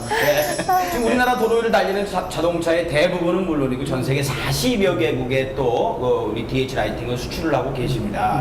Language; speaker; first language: Korean; native; Korean